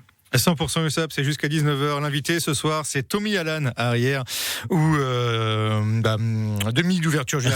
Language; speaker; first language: French; native; French